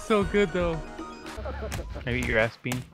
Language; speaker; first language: English; native; English